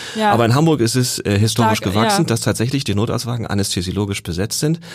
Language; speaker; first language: German; native; German